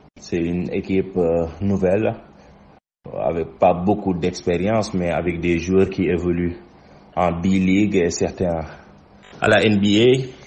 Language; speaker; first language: French; non-native, local second language; Wolof